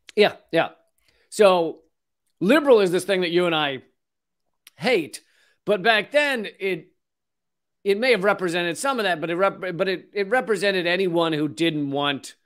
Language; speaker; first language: English; native; English